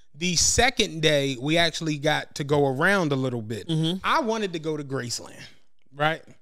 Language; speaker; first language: English; native; English